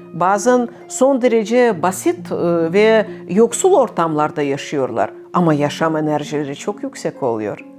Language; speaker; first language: Turkish; non-native, fluent; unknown